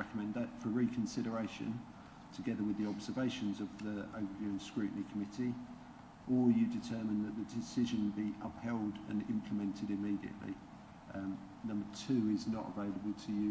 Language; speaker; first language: English; native; English